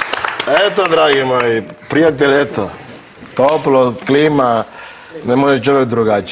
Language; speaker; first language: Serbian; non-native, learner; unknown